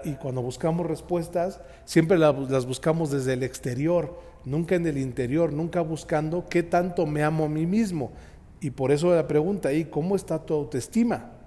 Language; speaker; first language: Spanish; native; Spanish